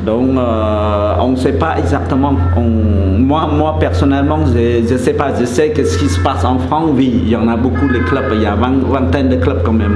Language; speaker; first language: French; non-native, fluent; Khmer